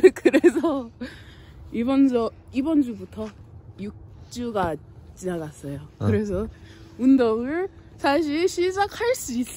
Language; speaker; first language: Korean; non-native, fluent; English